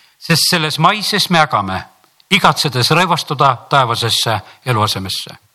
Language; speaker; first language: Estonian; native; Estonian